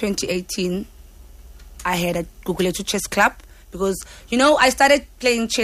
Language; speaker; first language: English; non-native, local second language; Xhosa